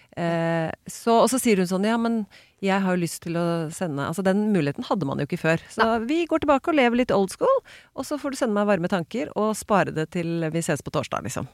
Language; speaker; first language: Norwegian; native; Norwegian